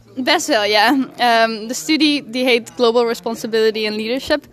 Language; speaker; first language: Dutch; non-native, fluent; Spanish